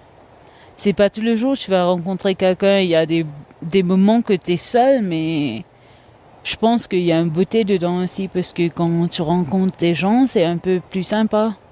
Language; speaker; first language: French; non-native, local second language; Morisyen